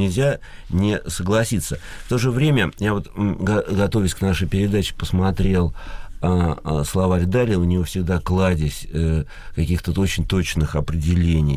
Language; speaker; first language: Russian; native; Russian